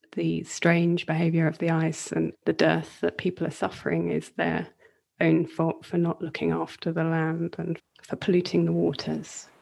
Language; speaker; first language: English; native; English